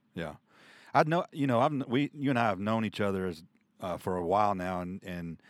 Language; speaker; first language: English; native; English